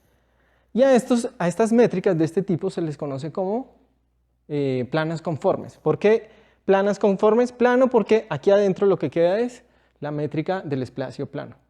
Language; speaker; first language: Spanish; native; Spanish